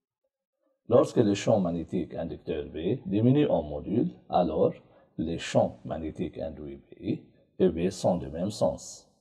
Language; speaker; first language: French; non-native, local second language; Arabic